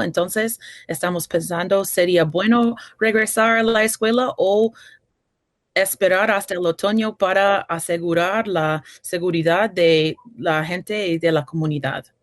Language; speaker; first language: Spanish; non-native, fluent; English